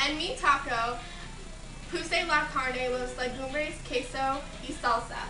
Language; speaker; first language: Spanish; non-native, learner; English